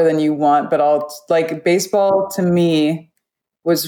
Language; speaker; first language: English; native; English